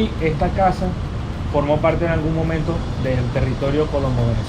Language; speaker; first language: Spanish; native; Spanish